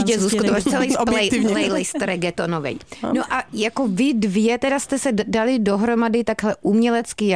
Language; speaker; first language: Czech; native; Czech